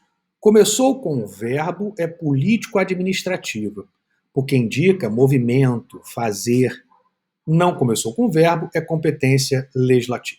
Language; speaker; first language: Portuguese; native; Portuguese